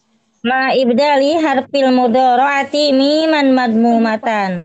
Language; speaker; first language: Arabic; non-native, learner; Indonesian